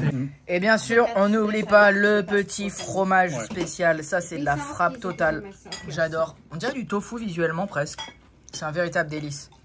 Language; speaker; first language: French; native; French